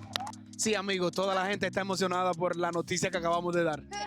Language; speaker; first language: Spanish; native; Spanish